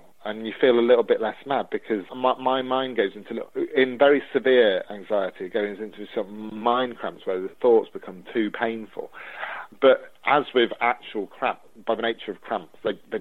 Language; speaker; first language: English; native; English